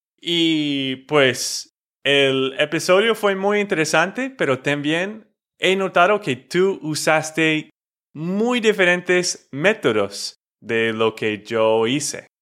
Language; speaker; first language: Spanish; non-native, fluent; English